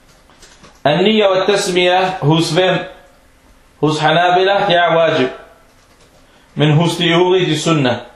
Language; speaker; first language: Danish; non-native, fluent; Arabic